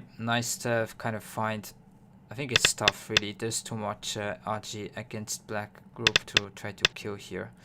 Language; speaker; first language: English; non-native, fluent; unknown